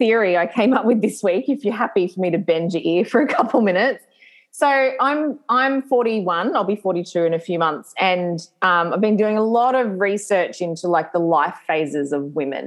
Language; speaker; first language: English; native; English